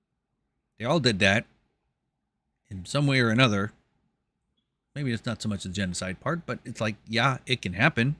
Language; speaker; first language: English; native; English